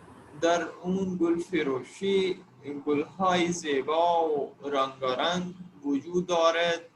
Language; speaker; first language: Persian; non-native, learner; Urdu